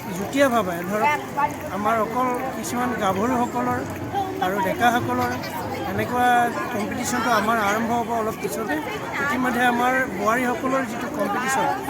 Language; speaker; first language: Assamese; non-native, local second language; Bodo